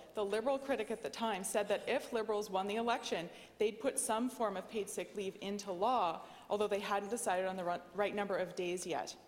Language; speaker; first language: English; native; English